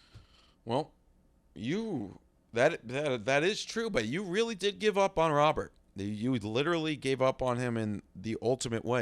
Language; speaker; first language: English; native; English